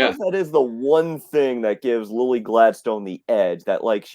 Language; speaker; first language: English; native; English